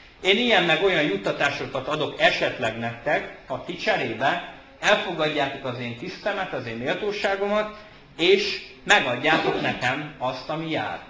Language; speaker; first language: Hungarian; native; Hungarian